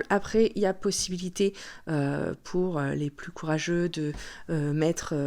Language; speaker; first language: French; native; French